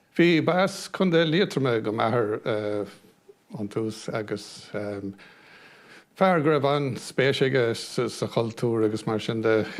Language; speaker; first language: Irish; non-native, local second language; English